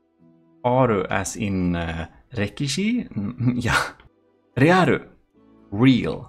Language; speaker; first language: Japanese; non-native, learner; Swedish